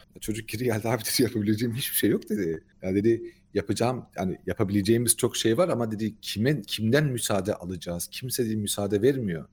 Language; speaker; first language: Turkish; early bilingual, heritage; Turkish